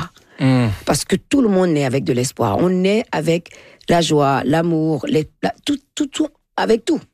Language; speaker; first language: French; non-native, local second language; Fon